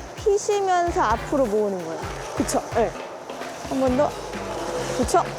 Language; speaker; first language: Korean; native; Korean